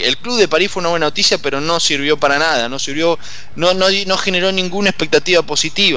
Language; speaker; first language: Spanish; native; Spanish